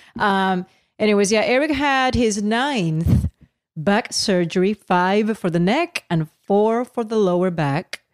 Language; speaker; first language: English; non-native, local second language; Spanish